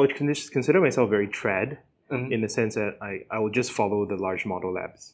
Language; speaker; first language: English; native; English